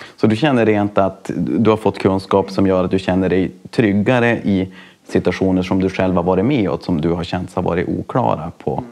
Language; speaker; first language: Swedish; native; Swedish